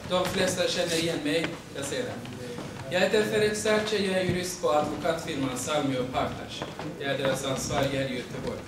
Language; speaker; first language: Swedish; non-native, fluent; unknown